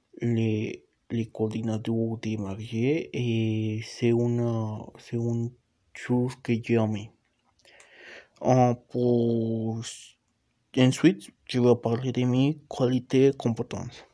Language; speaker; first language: French; non-native, learner; Portuguese